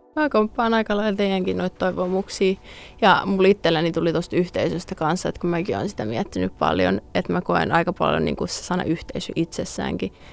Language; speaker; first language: Finnish; native; Finnish